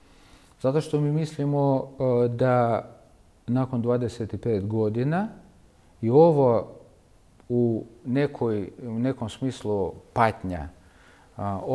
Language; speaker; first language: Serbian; non-native, fluent; Russian